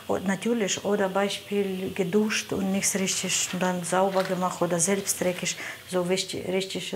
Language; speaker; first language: German; non-native, learner; Russian